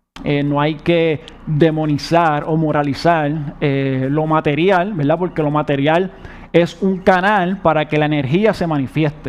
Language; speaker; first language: Spanish; native; Spanish